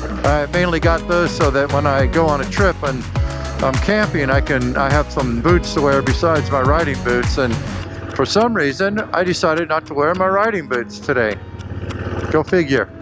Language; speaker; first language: English; native; English